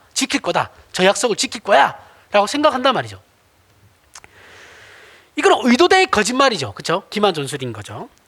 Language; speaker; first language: Korean; native; Korean